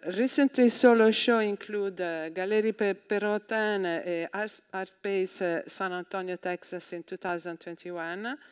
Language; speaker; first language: English; non-native, fluent; Italian